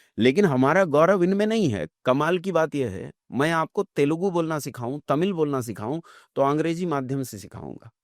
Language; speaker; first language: Hindi; native; Hindi